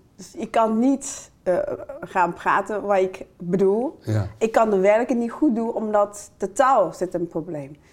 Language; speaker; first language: Dutch; non-native, fluent; Chinese